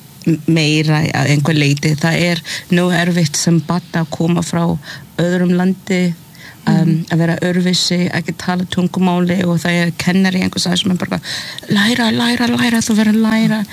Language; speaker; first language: Icelandic; non-native, fluent; English